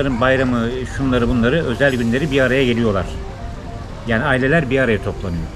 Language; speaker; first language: Turkish; native; Turkish